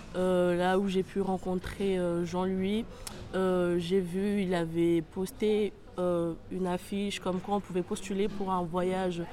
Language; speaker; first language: French; non-native, local second language; Comorian